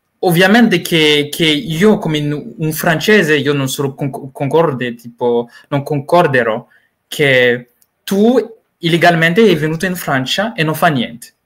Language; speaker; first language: Italian; non-native, learner; Malagasy